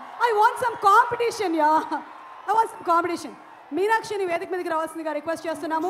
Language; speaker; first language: Telugu; native; Telugu